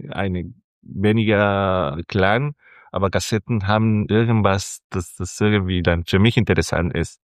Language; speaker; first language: German; non-native, fluent; Spanish